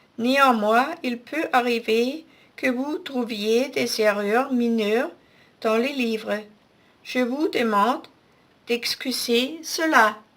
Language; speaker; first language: French; non-native, fluent; German